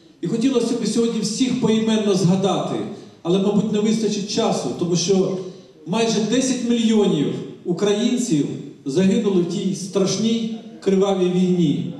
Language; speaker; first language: Ukrainian; native; Ukrainian